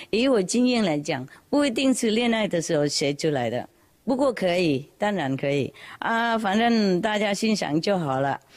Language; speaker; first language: Chinese; non-native, fluent; Vietnamese